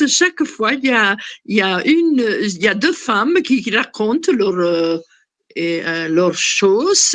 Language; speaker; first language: French; non-native, fluent; Italian